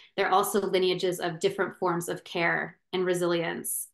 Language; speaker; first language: English; native; English